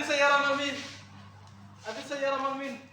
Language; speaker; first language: Arabic; non-native, learner; Bangla